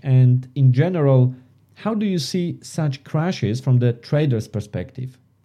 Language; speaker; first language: English; non-native, fluent; Polish